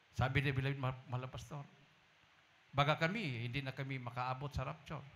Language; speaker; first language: Filipino; non-native, local second language; Cebuano